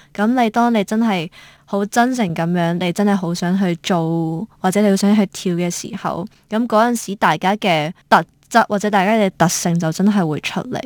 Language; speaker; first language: Cantonese; native; Cantonese